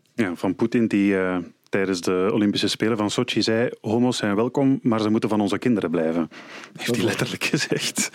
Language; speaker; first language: Dutch; native; Dutch